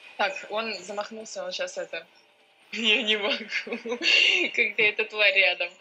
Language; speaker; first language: Russian; native; Russian